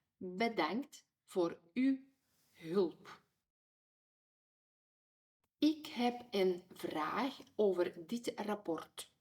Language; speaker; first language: Dutch; non-native, fluent; Ukrainian